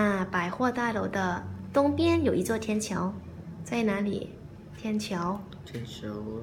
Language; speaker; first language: Chinese; non-native, learner; Thai